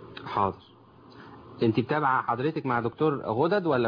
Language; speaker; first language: Arabic; native; Arabic